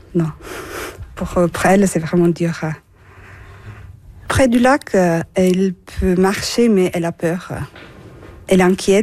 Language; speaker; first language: French; non-native, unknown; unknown